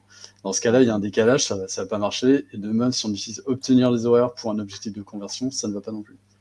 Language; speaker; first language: French; native; French